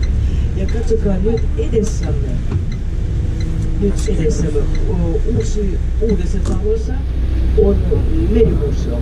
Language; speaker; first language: Finnish; non-native, fluent; Russian